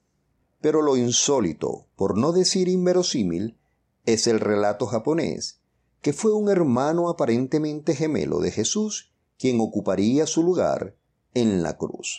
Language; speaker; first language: Spanish; native; Spanish